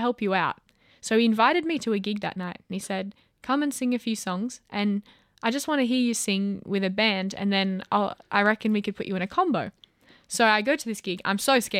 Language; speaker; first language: English; native; English